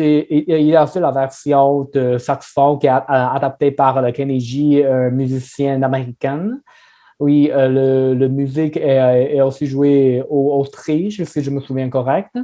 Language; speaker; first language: French; non-native, learner; Chinese